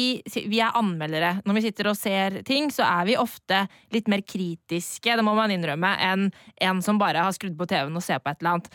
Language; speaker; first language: Norwegian; native; Norwegian